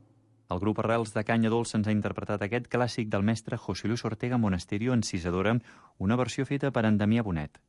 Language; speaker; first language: Catalan; native; Catalan